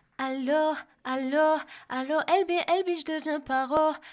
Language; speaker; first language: French; native; French